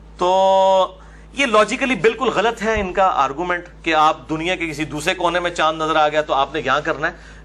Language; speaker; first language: Urdu; non-native, local second language; Punjabi